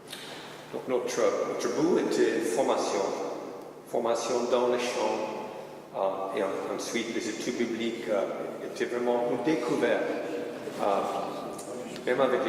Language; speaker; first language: French; non-native, fluent; English